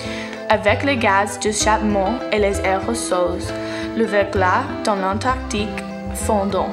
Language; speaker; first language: French; non-native, learner; English